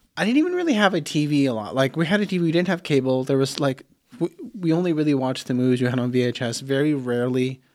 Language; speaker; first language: English; early bilingual, other home language; Plautdietsch